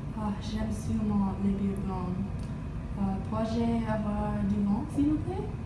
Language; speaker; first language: French; non-native, learner; English